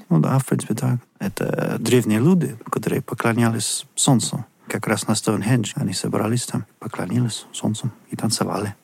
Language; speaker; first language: Russian; non-native, fluent; English